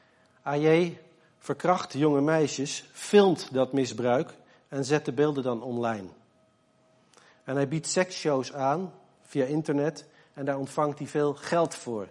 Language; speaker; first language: Dutch; native; Dutch